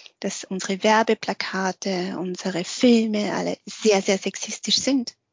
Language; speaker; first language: German; early bilingual, other home language; Vietnamese